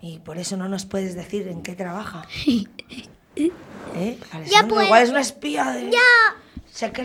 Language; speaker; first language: Spanish; native; Spanish